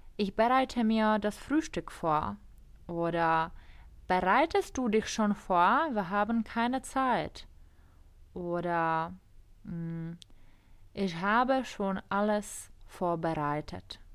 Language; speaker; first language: German; non-native, fluent; Czech